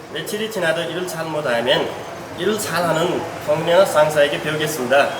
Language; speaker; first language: Korean; non-native, learner; Nepali